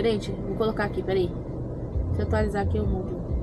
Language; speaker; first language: Portuguese; native; Portuguese